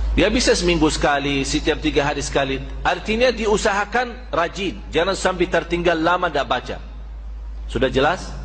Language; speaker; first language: Malay; non-native, fluent; Arabic